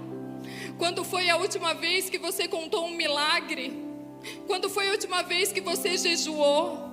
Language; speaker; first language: Portuguese; native; Portuguese